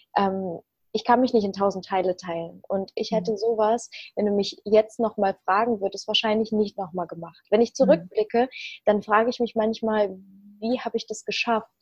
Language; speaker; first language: German; early bilingual, other home language; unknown